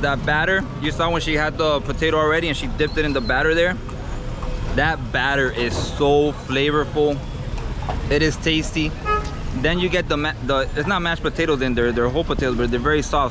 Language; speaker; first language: English; early bilingual, other home language; Spanish